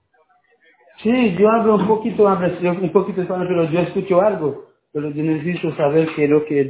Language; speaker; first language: Spanish; non-native, learner; Haitian Creole